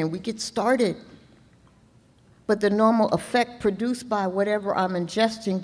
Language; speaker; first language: English; native; English